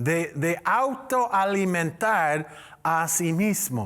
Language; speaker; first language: Spanish; non-native, learner; English